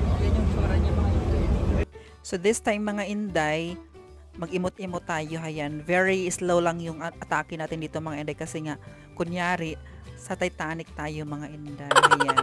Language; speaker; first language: Filipino; non-native, local second language; Cebuano